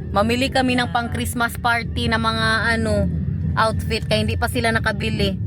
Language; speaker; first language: Filipino; non-native, local second language; Cebuano